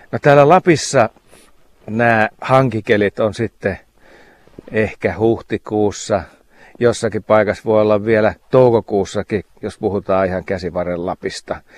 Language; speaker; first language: Finnish; native; Finnish